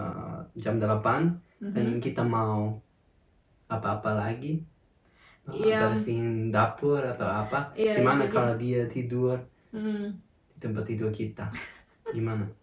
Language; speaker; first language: Indonesian; non-native, fluent; German